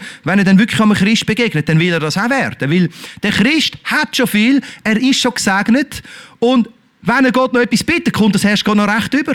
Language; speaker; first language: German; native; German